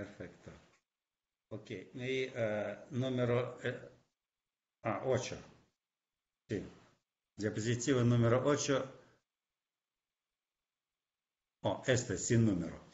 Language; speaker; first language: Spanish; non-native, fluent; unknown